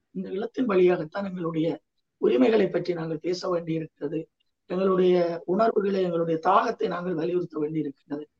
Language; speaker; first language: Tamil; native; Tamil